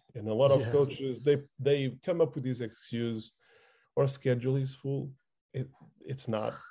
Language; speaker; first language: English; non-native, fluent; Portuguese